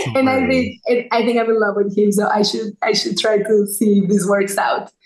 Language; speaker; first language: English; non-native, fluent; Spanish